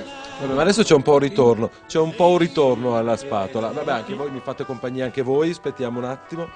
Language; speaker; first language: Italian; native; Italian